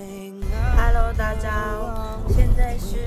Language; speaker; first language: Chinese; early bilingual, heritage; Chinese